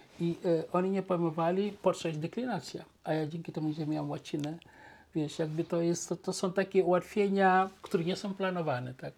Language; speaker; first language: Polish; non-native, fluent; Wolof